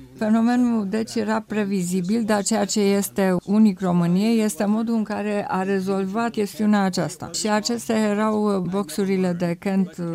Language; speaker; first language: Romanian; non-native, fluent; German